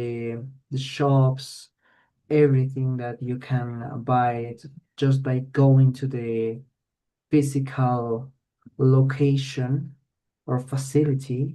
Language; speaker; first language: English; non-native, fluent; Spanish